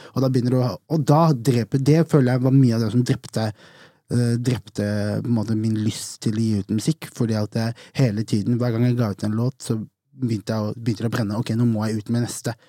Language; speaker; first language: Norwegian; native; Norwegian